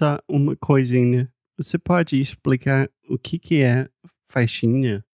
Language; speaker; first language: Portuguese; non-native, fluent; English